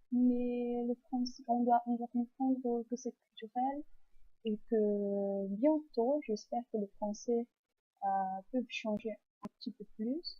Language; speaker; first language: French; non-native, fluent; Portuguese